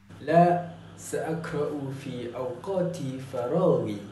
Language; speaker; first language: Arabic; non-native, learner; Malay